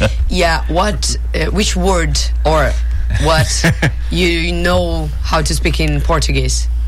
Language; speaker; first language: English; non-native, fluent; Portuguese